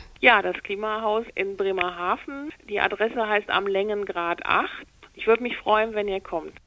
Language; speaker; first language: German; native; German